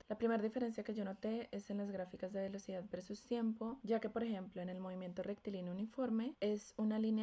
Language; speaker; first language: Spanish; native; Spanish